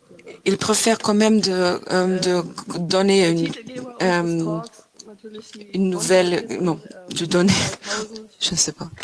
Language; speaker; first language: French; non-native, fluent; German